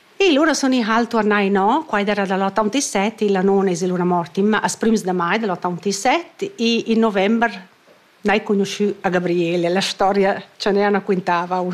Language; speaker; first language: Italian; non-native, fluent; Romansh